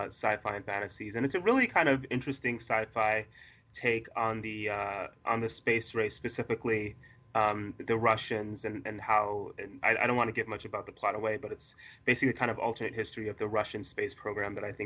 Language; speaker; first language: English; native; English